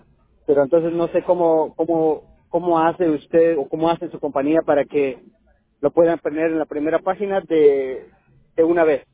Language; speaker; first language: Spanish; non-native, local second language; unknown